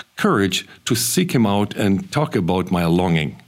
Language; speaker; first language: English; early bilingual, other home language; German